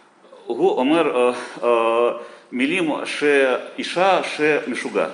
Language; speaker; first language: Hebrew; non-native, learner; Russian